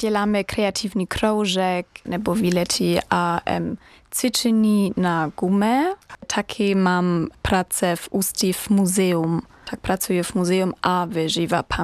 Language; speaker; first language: Czech; non-native, learner; German